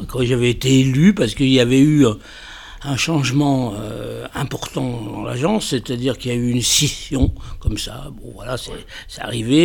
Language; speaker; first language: French; native; French